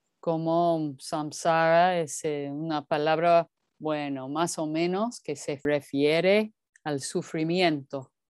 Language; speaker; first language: Spanish; non-native, fluent; English